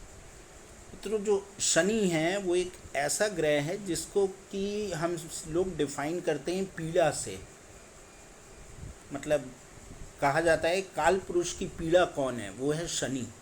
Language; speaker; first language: Hindi; native; Hindi